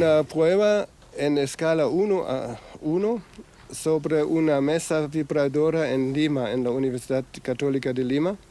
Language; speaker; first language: Spanish; non-native, fluent; German